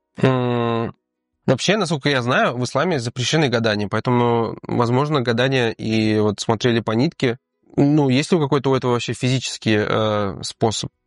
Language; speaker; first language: Russian; native; Russian